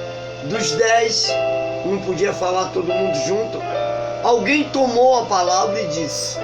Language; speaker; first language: Portuguese; native; Portuguese